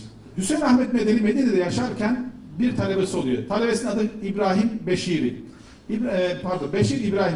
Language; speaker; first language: Turkish; native; Turkish